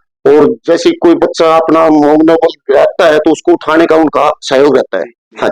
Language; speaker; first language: Hindi; native; Hindi